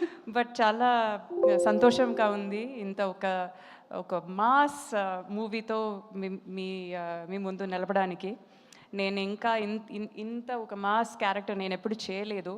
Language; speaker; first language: Telugu; non-native, fluent; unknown